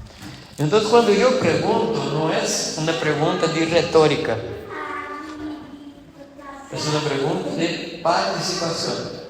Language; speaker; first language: Spanish; non-native, fluent; Portuguese